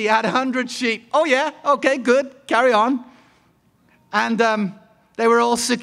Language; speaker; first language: English; native; English